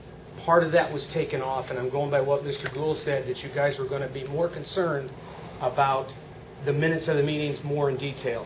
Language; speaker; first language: English; native; English